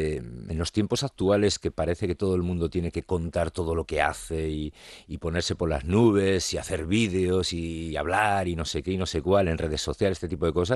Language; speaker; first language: Spanish; native; Spanish